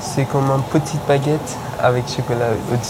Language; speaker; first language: French; non-native, learner; Persian